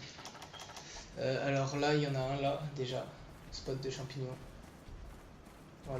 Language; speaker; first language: French; native; French